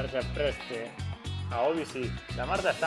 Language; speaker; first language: Basque; native; Basque